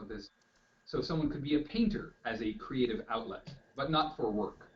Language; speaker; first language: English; native; English